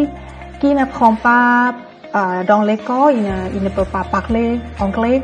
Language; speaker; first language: French; non-native, fluent; Thai